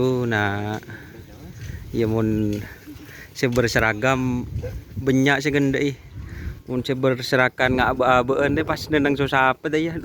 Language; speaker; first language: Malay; non-native, local second language; Madurese